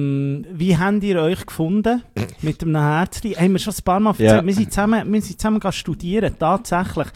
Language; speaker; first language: German; native; German